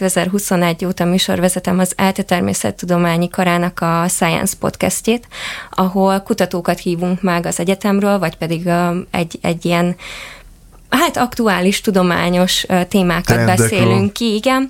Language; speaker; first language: Hungarian; native; Hungarian